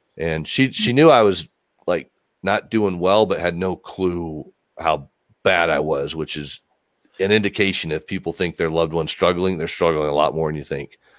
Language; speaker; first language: English; native; English